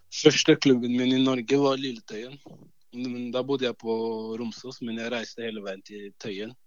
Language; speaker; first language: Norwegian; early bilingual, other home language; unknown